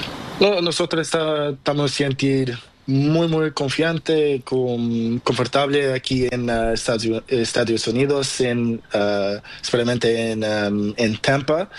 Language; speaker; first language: Spanish; non-native, learner; Portuguese